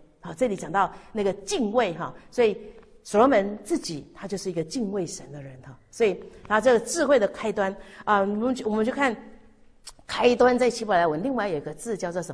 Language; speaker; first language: Chinese; native; Chinese